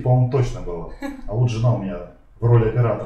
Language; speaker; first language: Russian; native; Russian